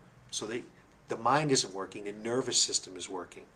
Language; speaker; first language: English; native; English